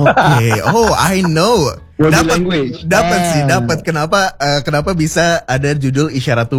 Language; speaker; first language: Indonesian; native; Indonesian